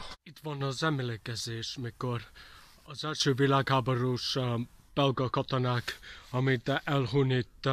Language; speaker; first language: Hungarian; non-native, learner; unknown